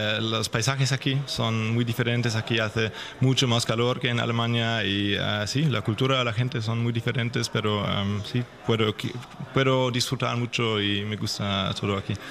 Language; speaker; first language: Spanish; non-native, learner; German